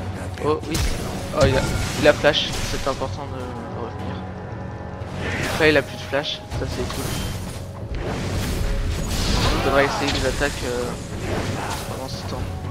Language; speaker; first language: French; native; French